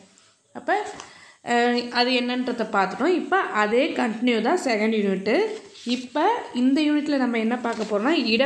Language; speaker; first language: Tamil; native; Tamil